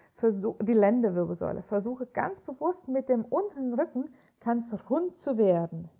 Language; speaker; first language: German; native; German